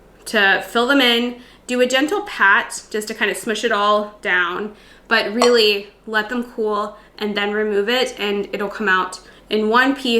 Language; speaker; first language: English; native; English